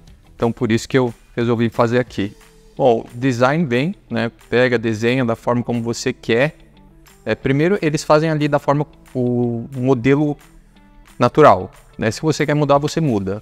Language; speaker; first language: Portuguese; native; Portuguese